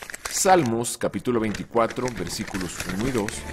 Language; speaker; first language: Spanish; native; Spanish